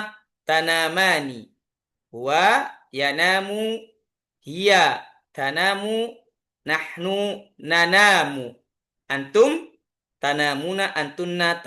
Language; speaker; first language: Arabic; non-native, fluent; Indonesian